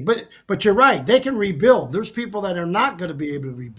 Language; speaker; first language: English; native; English